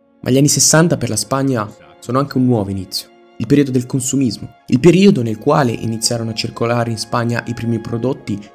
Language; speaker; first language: Italian; native; Italian